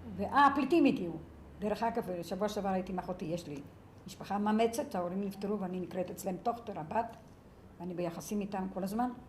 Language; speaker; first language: Hebrew; early bilingual, other home language; Yiddish